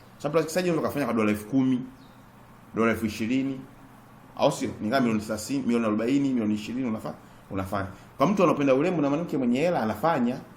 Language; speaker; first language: Swahili; native; Swahili